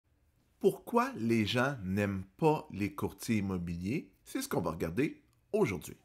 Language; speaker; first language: French; native; French